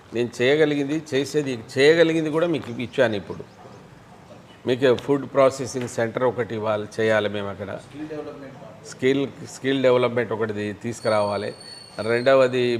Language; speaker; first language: Telugu; non-native, local second language; Lambadi